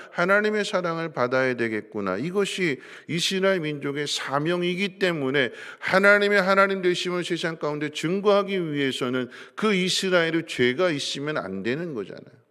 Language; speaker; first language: Korean; native; Korean